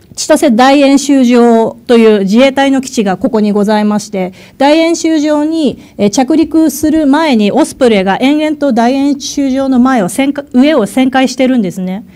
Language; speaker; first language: Japanese; native; Japanese